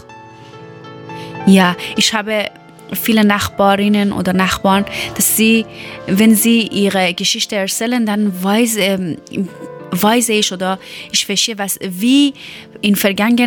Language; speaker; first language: German; non-native, learner; Persian